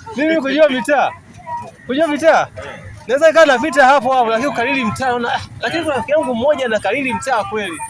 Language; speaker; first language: Swahili; native; Swahili